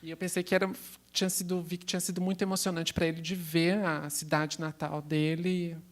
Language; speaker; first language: Portuguese; native; Portuguese